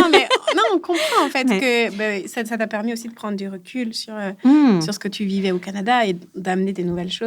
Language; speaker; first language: French; native; French